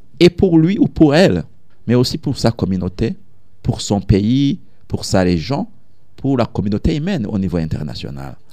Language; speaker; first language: French; non-native, local second language; Rundi